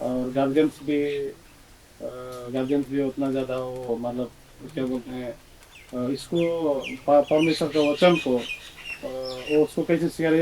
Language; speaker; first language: Hindi; non-native, local second language; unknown